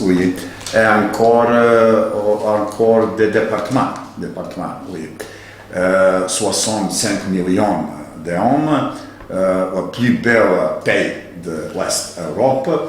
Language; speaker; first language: French; non-native, learner; Serbian